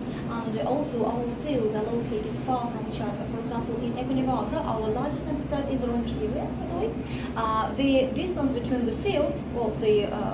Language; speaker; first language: English; non-native, fluent; Russian